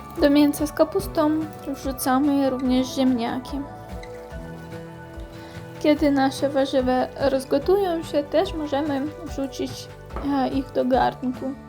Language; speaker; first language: Polish; non-native, fluent; Ukrainian